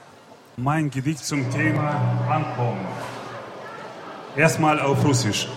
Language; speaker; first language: German; non-native, fluent; Russian